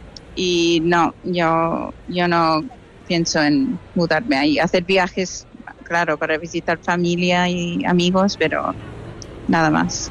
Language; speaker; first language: Spanish; non-native, fluent; English